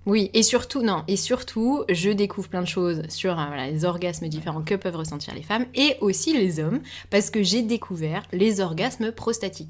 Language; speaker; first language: French; native; French